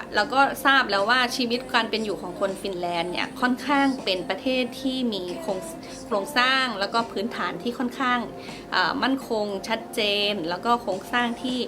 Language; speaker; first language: Thai; native; Thai